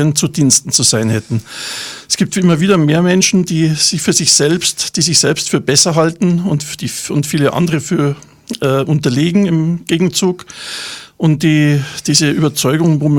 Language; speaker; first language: German; native; German